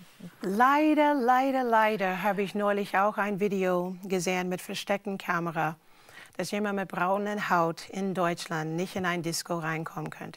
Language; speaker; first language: German; non-native, fluent; English